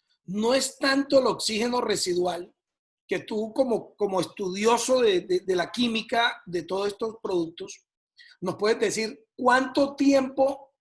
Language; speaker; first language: Spanish; native; Spanish